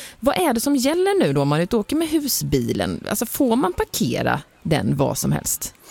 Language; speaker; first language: Swedish; native; Swedish